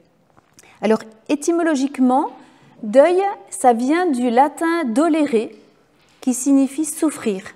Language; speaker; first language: French; native; French